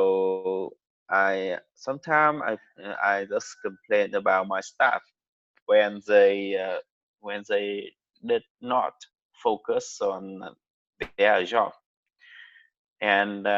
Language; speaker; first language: English; non-native, learner; Vietnamese